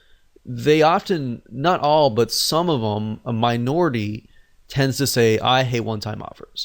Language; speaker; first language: English; native; English